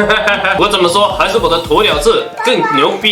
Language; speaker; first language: Chinese; native; Chinese